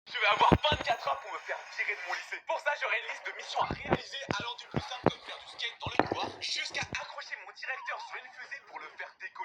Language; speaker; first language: French; native; French